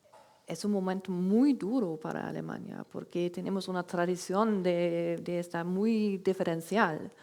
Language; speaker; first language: Spanish; non-native, fluent; German